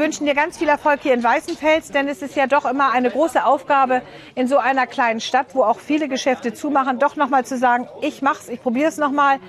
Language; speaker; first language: German; native; German